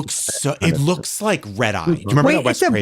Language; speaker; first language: English; native; English